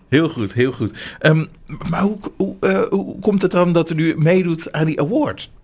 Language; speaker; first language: Dutch; native; Dutch